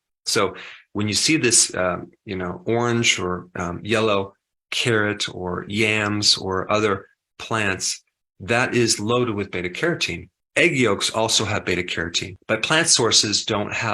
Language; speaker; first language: English; native; English